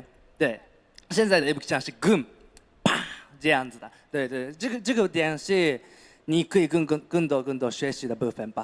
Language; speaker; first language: Chinese; non-native, learner; Japanese